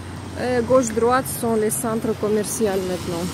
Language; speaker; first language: French; non-native, fluent; Russian